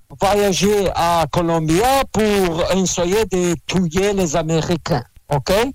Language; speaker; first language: French; non-native, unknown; Russian